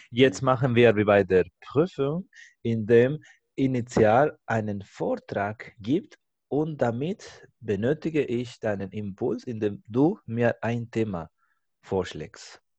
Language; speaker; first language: German; non-native, fluent; Spanish